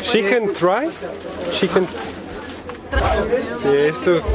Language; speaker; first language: Spanish; native; Spanish